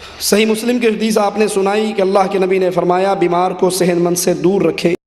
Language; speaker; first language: Urdu; non-native, local second language; Punjabi